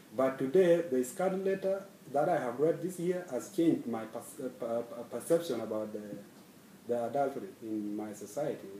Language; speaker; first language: English; non-native, fluent; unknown